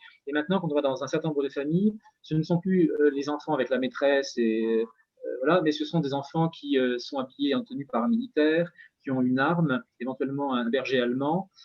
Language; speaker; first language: French; native; French